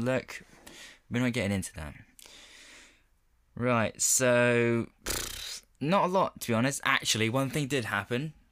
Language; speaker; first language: English; native; English